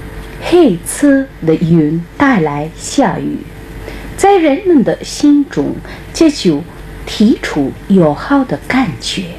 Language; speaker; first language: Chinese; non-native, fluent; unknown